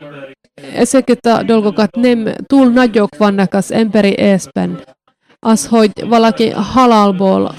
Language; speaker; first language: Hungarian; non-native, learner; Finnish